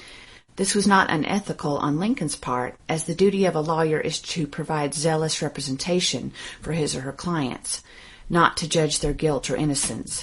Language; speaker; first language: English; native; English